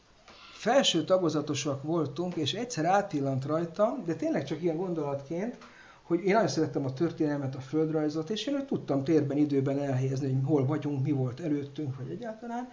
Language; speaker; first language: Hungarian; native; Hungarian